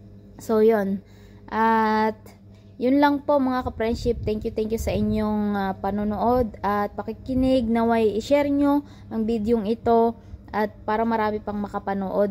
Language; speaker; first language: Filipino; native; Filipino